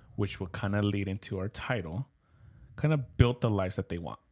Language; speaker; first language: English; early bilingual, other home language; Spanish